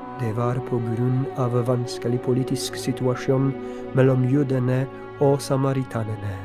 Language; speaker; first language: Norwegian; non-native, fluent; Polish